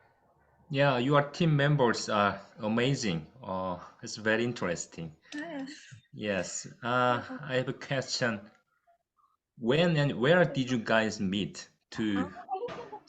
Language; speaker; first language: English; non-native, fluent; Korean